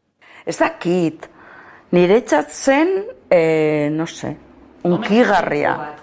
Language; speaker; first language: Basque; non-native, local second language; Spanish